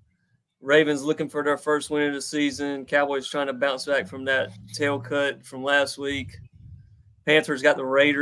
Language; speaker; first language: English; native; English